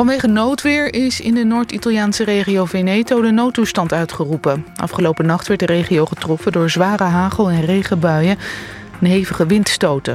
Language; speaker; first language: Dutch; native; Dutch